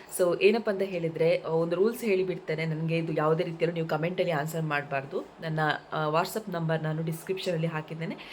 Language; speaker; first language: Kannada; native; Kannada